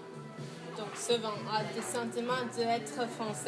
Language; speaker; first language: French; non-native, learner; English